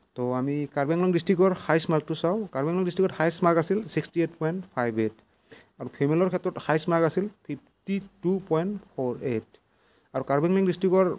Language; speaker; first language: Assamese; non-native, local second language; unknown